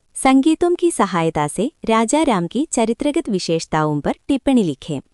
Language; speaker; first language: Hindi; non-native, local second language; Malayalam